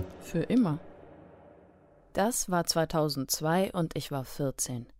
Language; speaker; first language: German; non-native, fluent; Lithuanian